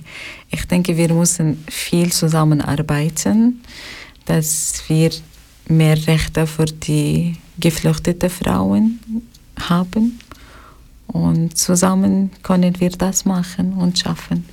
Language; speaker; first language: German; non-native, learner; Arabic